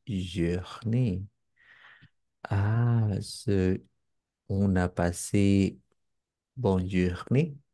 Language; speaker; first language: French; non-native, learner; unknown